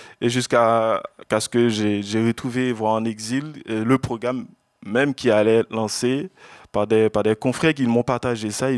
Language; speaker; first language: French; non-native, local second language; Haitian Creole